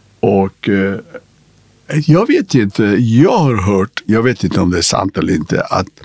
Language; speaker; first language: Swedish; non-native, fluent; Persian